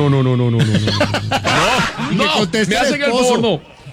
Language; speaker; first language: Spanish; native; Spanish